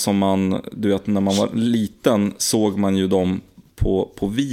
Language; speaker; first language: Swedish; native; Swedish